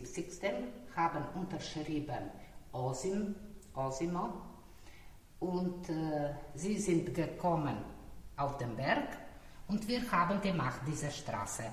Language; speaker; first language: German; non-native, learner; Slovenian